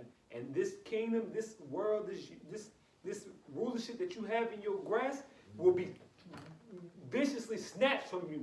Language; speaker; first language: English; native; English